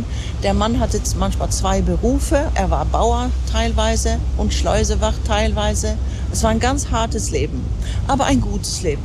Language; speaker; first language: German; non-native, fluent; Swedish